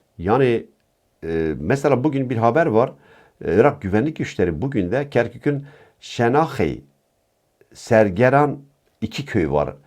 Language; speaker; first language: Turkish; non-native, local second language; Kurdish